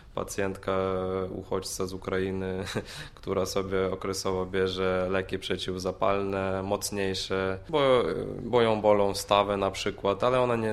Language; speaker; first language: Polish; non-native, fluent; Ukrainian